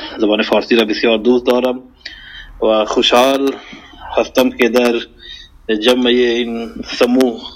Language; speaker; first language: Persian; non-native, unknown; Hindi